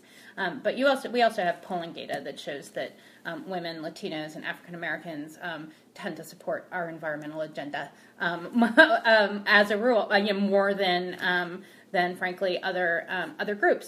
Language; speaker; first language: English; native; English